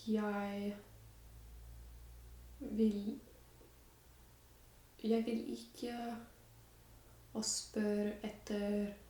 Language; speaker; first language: Norwegian; non-native, learner; English